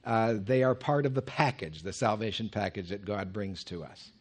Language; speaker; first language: English; native; English